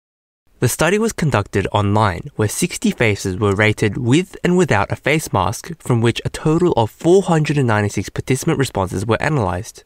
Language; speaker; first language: English; non-native, fluent; Korean